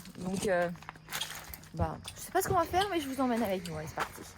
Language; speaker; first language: French; native; French